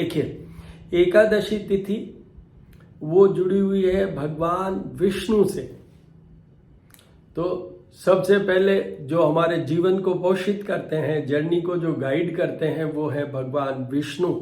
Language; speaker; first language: Hindi; native; Hindi